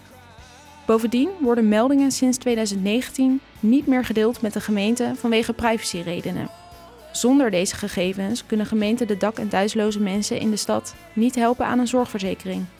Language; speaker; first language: Dutch; native; Dutch